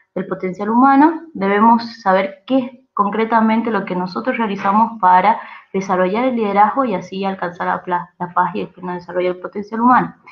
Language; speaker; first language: Spanish; native; Spanish